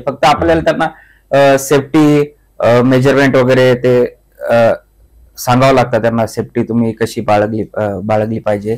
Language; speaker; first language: Marathi; native; Marathi